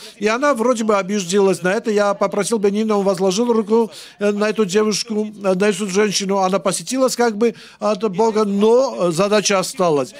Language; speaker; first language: Russian; non-native, local second language; Armenian